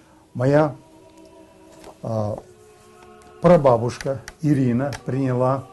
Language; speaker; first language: Russian; early bilingual, heritage; Russian